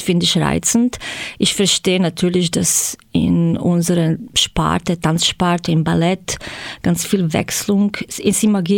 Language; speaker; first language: German; non-native, fluent; Croatian